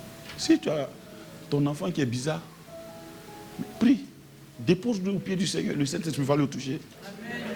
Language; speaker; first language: French; native; French